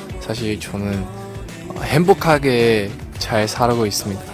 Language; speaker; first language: Korean; non-native, learner; Chinese